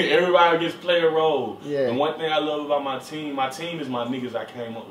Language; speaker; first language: English; native; English